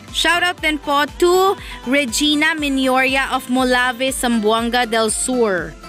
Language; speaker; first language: Filipino; non-native, local second language; Cebuano